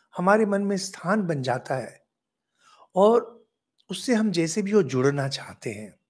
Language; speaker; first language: Hindi; non-native, local second language; Bangla